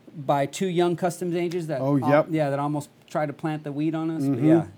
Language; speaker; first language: English; early bilingual, other home language; Spanish